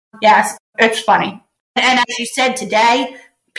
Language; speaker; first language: English; native; English